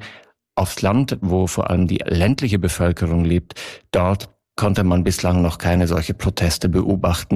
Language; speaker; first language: German; native; German